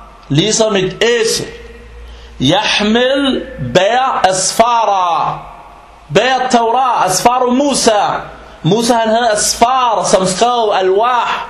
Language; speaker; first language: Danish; early bilingual, other home language; Arabic